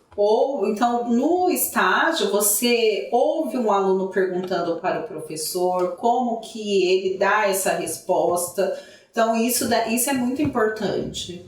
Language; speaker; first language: Portuguese; native; Portuguese